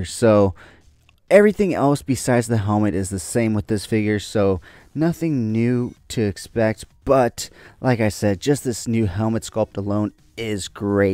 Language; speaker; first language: English; native; English